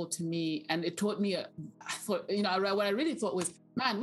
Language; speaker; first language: English; non-native, local second language; Shona